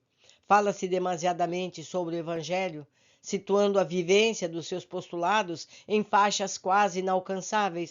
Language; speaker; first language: Portuguese; native; Portuguese